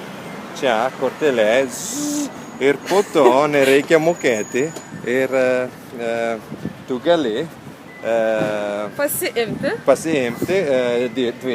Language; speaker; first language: Lithuanian; non-native, learner; Italian